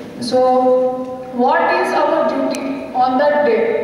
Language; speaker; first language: English; non-native, local second language; Telugu